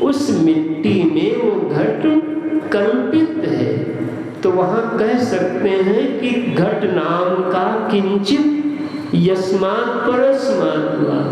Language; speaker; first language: Hindi; native; Hindi